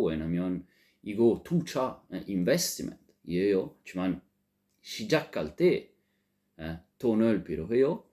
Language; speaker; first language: Korean; non-native, learner; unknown